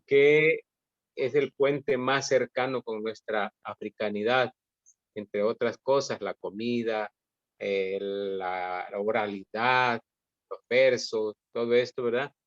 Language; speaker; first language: Spanish; native; Spanish